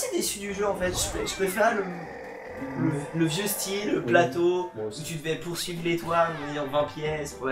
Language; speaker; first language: French; native; French